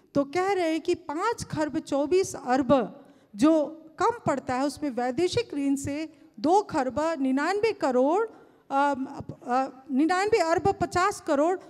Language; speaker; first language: Hindi; non-native, local second language; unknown